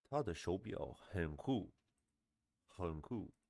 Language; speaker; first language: Chinese; non-native, learner; English